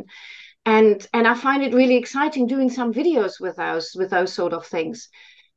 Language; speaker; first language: English; non-native, fluent; German